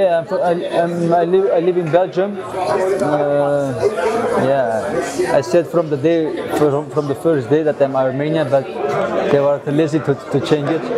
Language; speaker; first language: English; non-native, learner; Armenian